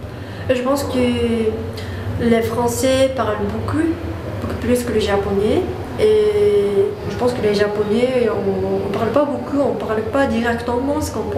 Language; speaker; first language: French; non-native, learner; Japanese